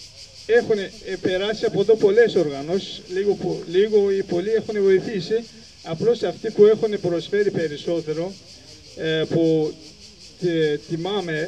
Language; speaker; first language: Greek; non-native, fluent; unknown